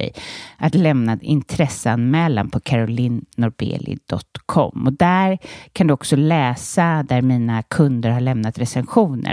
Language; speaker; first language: Swedish; native; Swedish